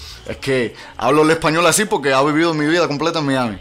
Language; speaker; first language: Spanish; early bilingual, heritage; Spanish